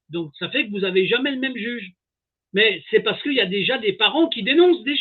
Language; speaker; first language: French; native; French